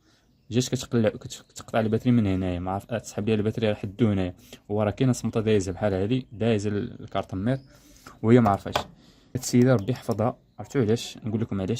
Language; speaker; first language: Arabic; native; Arabic